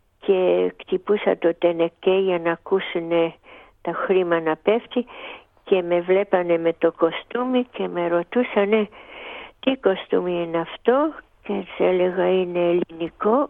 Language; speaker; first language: Greek; early bilingual, heritage; Greek